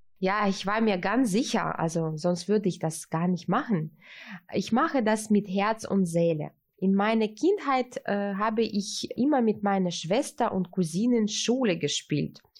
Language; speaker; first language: German; early bilingual, heritage; Russian